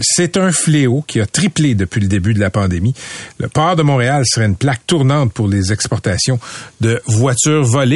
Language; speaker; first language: French; native; French